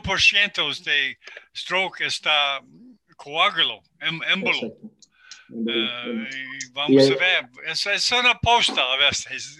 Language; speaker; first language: Spanish; non-native, learner; English